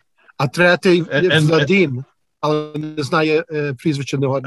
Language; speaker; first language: Ukrainian; early bilingual, heritage; Ukrainian